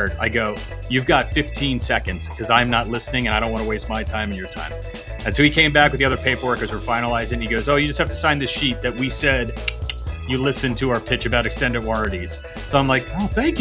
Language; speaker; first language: English; native; English